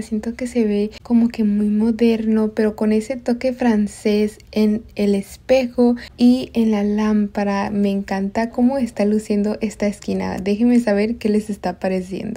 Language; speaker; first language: Spanish; native; Spanish